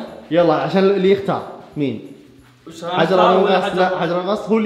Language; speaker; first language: Arabic; native; Arabic